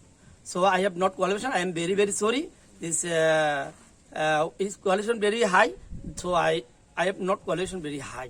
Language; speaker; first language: English; non-native, learner; Bangla